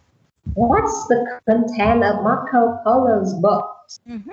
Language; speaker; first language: English; non-native, learner; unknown